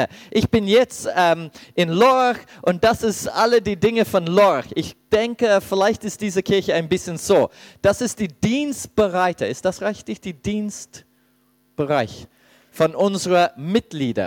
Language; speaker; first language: German; non-native, fluent; English